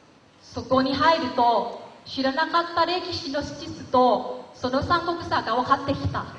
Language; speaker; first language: Japanese; non-native, learner; Lao